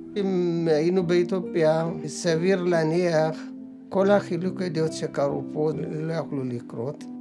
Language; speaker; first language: Hebrew; non-native, fluent; Amharic